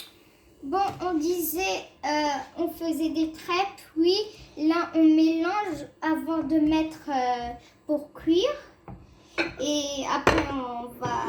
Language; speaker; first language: French; early bilingual, other home language; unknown